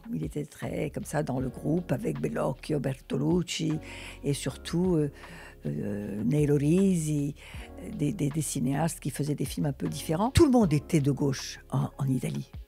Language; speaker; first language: French; early bilingual, other home language; Russian